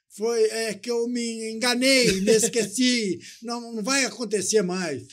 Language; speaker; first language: Portuguese; native; Portuguese